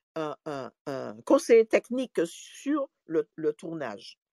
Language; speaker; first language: French; native; French